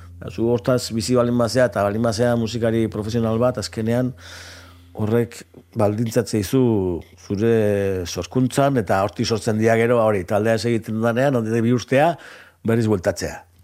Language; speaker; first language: Basque; native; Basque